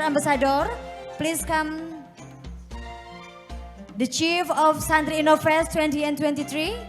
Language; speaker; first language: English; non-native, fluent; Indonesian